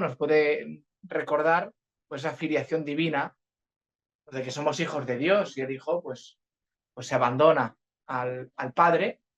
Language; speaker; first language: Spanish; native; Spanish